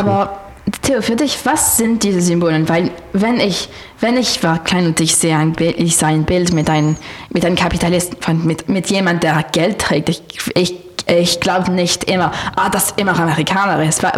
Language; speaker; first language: German; non-native, learner; French